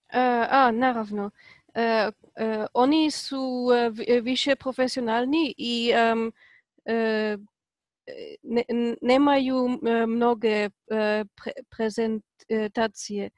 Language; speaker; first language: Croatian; non-native, learner; Polish